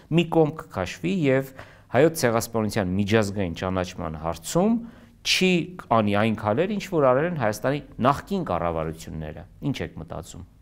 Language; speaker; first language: Armenian; native; Armenian